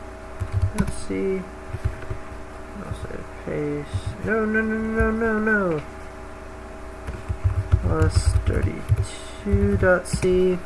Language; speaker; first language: English; native; English